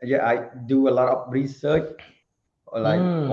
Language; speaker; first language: English; non-native, learner; Khmer